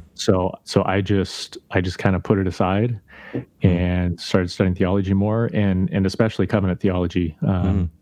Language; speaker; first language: English; native; English